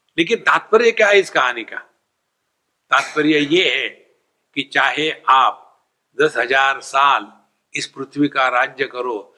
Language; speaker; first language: Hindi; non-native, local second language; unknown